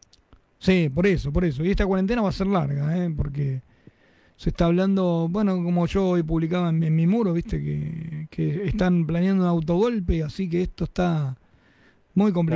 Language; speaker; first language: Spanish; native; Spanish